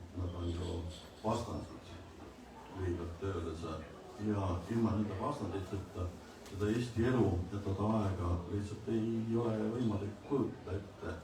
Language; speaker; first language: Estonian; native; Estonian